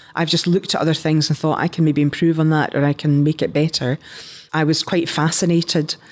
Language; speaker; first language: English; native; English